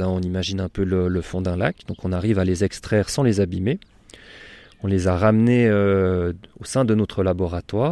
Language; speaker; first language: French; native; French